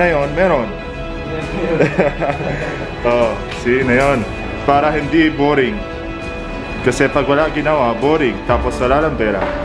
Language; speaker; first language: Filipino; non-native, learner; Arabic